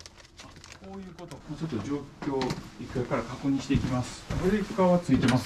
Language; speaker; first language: Japanese; native; Japanese